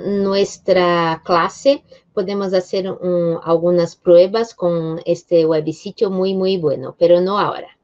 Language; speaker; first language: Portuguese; non-native, fluent; Spanish